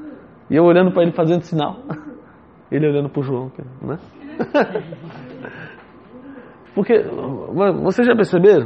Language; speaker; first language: Portuguese; native; Portuguese